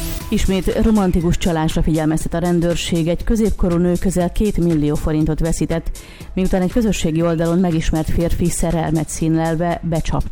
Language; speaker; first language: Hungarian; native; Hungarian